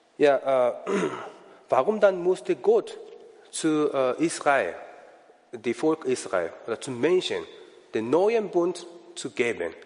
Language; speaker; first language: German; non-native, learner; Korean